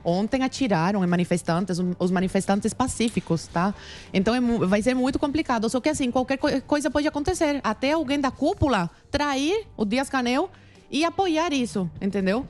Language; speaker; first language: Portuguese; non-native, fluent; Spanish